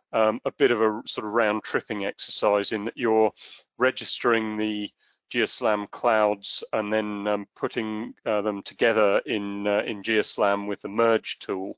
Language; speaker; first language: English; native; English